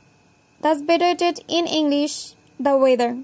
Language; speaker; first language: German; non-native, learner; Bangla